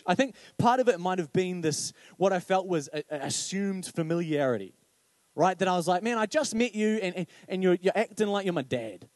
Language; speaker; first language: English; native; English